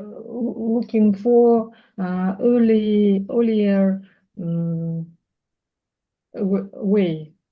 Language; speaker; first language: English; non-native, learner; Russian